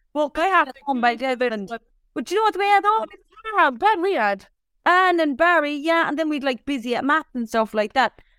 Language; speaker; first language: English; native; English